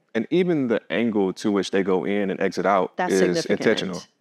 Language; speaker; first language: English; native; English